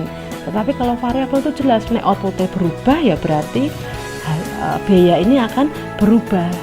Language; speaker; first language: Indonesian; native; Indonesian